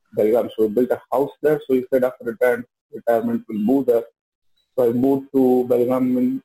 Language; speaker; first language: English; non-native, local second language; Kannada